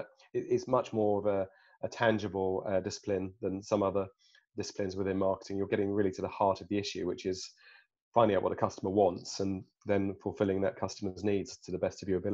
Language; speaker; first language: English; native; English